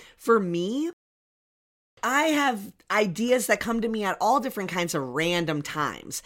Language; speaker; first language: English; native; English